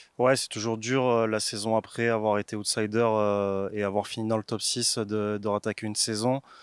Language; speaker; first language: French; native; French